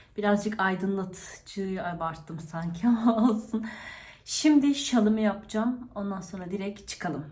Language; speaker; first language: Turkish; early bilingual, heritage; Turkish